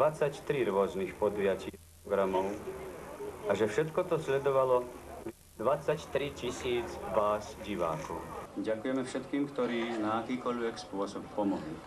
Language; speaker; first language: Slovak; native; Slovak